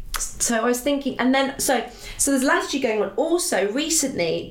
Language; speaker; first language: English; native; English